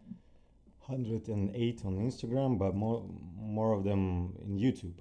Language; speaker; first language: English; non-native, fluent; Ukrainian